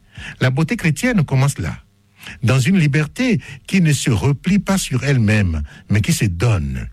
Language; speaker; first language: French; native; French